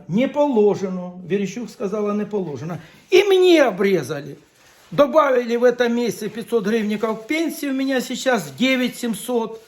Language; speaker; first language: Ukrainian; non-native, local second language; Russian